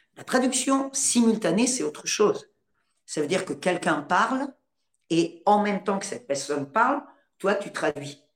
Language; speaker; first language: French; native; French